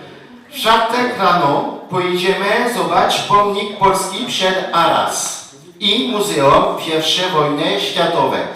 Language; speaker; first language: Polish; early bilingual, heritage; Polish